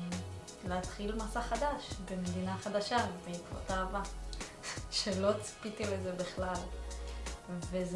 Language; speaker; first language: Hebrew; early bilingual, other home language; Russian